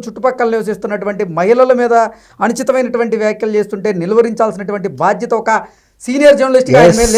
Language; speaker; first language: Telugu; native; Telugu